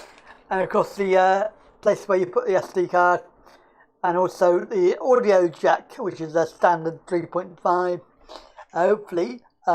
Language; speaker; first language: English; native; English